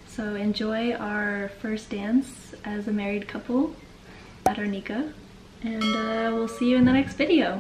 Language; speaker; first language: English; native; English